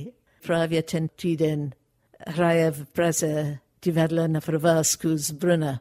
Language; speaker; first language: Czech; non-native, fluent; English